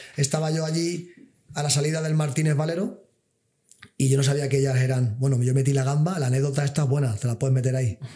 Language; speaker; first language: Spanish; native; Spanish